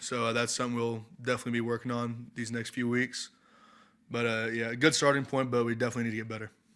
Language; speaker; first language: English; native; English